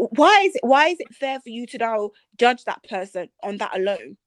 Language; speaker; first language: English; early bilingual, other home language; Yoruba